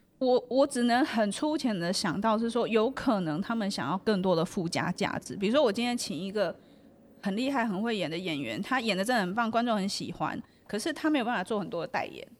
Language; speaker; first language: Chinese; native; Chinese